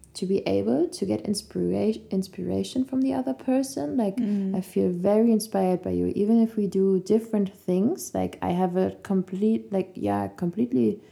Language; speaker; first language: English; non-native, fluent; German